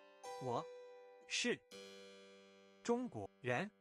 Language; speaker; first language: Chinese; non-native, learner; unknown